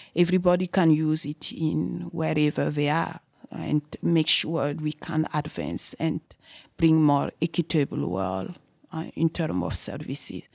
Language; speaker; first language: English; non-native, fluent; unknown